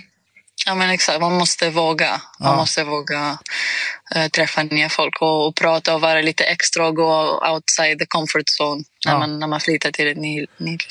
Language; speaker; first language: Swedish; non-native, fluent; Greek